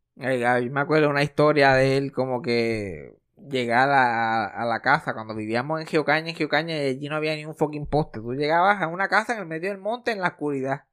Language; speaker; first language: Spanish; native; Spanish